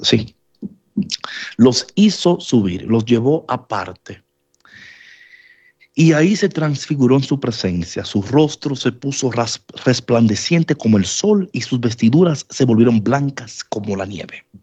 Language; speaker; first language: Spanish; native; Spanish